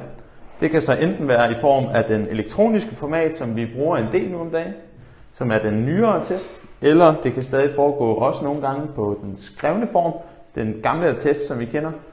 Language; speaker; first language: Danish; native; Danish